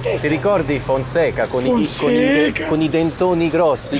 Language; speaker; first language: Italian; native; Italian